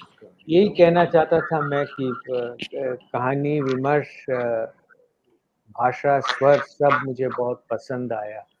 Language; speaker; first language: Hindi; non-native, local second language; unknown